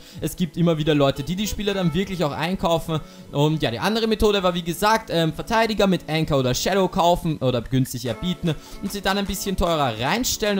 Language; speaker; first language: German; native; German